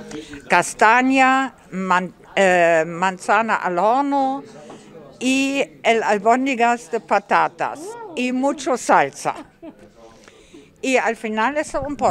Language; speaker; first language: Spanish; non-native, learner; German